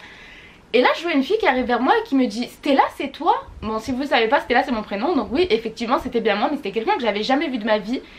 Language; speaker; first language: French; native; French